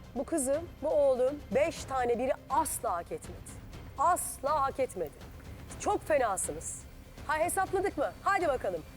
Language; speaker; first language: Turkish; native; Turkish